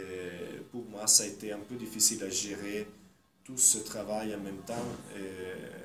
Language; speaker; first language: French; non-native, fluent; Italian